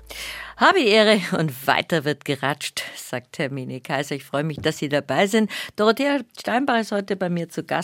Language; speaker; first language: German; native; German